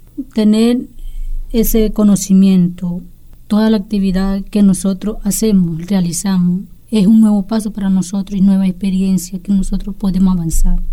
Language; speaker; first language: Spanish; non-native, local second language; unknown